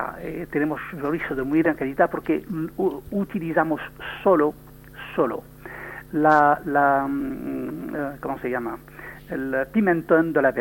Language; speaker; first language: Spanish; non-native, learner; French